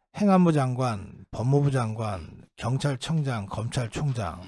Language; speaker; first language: Korean; native; Korean